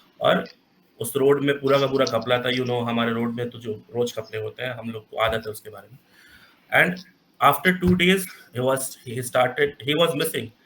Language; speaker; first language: Hindi; native; Hindi